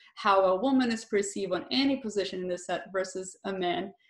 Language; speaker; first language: English; non-native, fluent; Portuguese